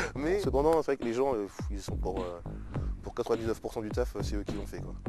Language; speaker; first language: French; native; French